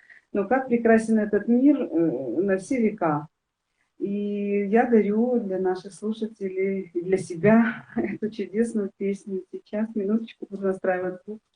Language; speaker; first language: Russian; native; Russian